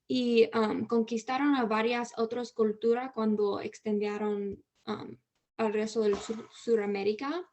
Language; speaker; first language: Spanish; early bilingual, heritage; Spanish